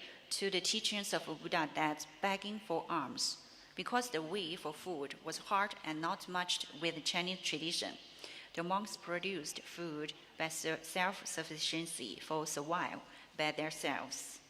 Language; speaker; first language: English; non-native, learner; Chinese